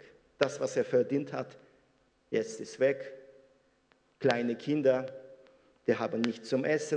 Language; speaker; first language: German; non-native, fluent; Russian